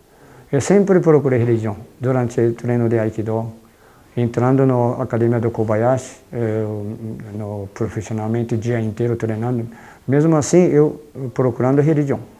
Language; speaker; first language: Portuguese; non-native, fluent; Japanese